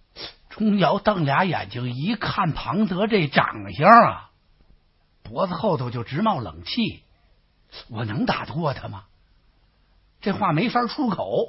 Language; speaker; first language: Chinese; native; Chinese